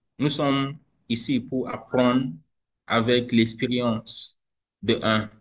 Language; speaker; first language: French; non-native, learner; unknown